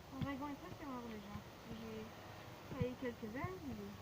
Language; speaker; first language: French; native; French